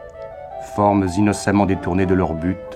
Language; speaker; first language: French; native; French